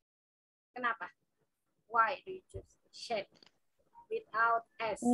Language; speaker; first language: English; non-native, fluent; Indonesian